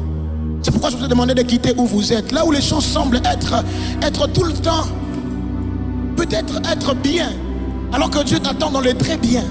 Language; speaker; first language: French; non-native, local second language; Lingala